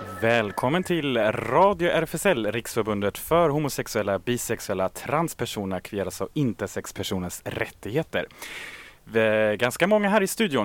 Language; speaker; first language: Swedish; native; Swedish